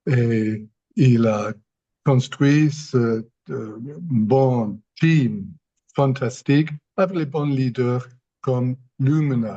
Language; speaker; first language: French; non-native, fluent; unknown